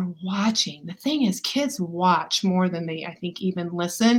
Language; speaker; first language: English; native; English